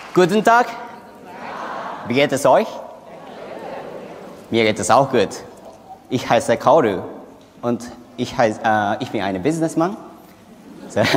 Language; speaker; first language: German; non-native, learner; Japanese